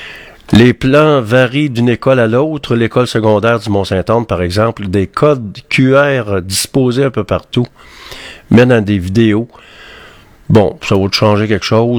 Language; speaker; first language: French; native; French